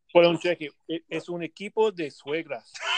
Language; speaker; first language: Spanish; non-native, learner; English